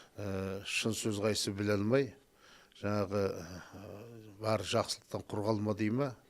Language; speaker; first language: Kazakh; native; Kazakh